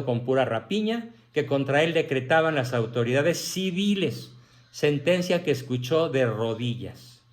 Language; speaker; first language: Spanish; native; Spanish